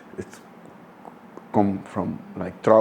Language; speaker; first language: English; non-native, fluent; Dutch